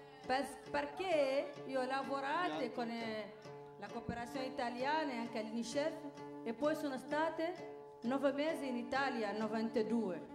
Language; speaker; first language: Italian; non-native, learner; Tamasheq